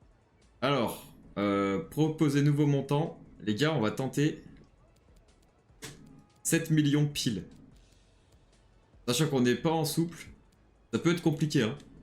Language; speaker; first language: French; native; French